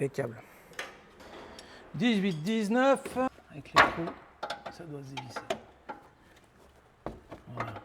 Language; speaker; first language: French; native; French